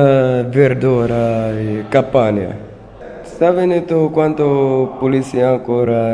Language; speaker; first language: Italian; non-native, learner; Arabic